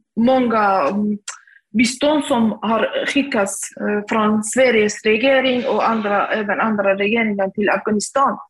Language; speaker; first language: Swedish; non-native, fluent; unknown